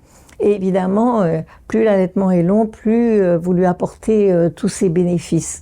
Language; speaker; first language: French; native; French